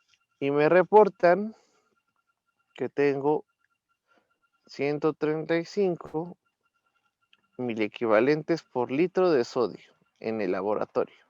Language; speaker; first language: Spanish; native; Spanish